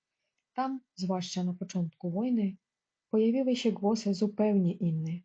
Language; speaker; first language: Polish; non-native, fluent; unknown